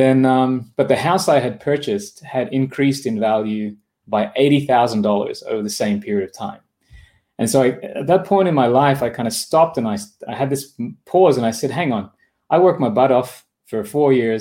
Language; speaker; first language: English; native; English